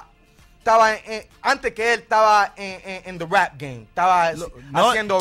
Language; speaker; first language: Spanish; early bilingual, heritage; Spanish